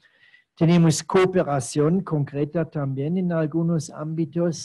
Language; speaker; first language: Spanish; non-native, fluent; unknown